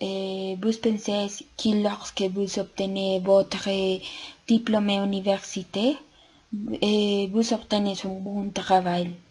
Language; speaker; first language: French; non-native, learner; Spanish